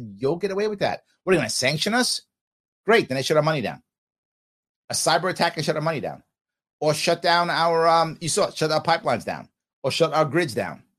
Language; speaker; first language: English; native; English